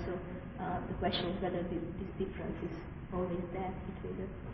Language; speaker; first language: English; non-native, fluent; Hungarian